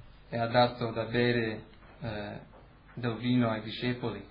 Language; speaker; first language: Italian; early bilingual, heritage; Italian